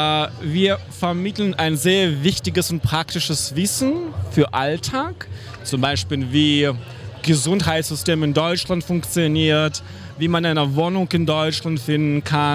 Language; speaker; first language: German; non-native, fluent; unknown